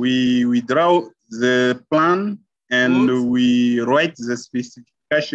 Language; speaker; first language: English; non-native, learner; French